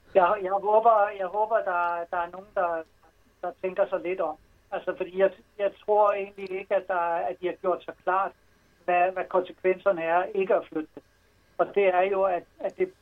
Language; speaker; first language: Danish; native; Danish